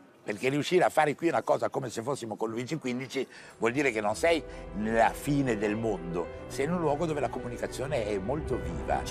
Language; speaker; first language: Italian; native; Italian